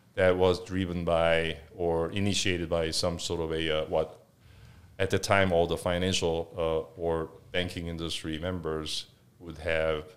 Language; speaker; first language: English; non-native, fluent; Korean